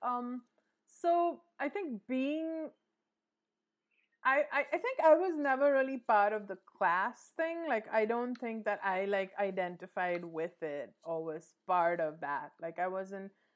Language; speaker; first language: English; native; English